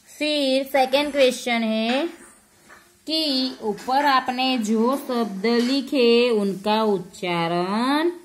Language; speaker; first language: Hindi; non-native, local second language; Gujarati